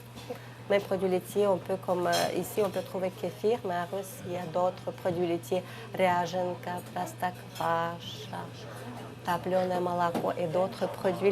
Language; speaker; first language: French; non-native, fluent; Russian